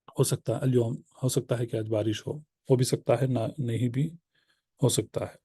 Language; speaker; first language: Urdu; native; Urdu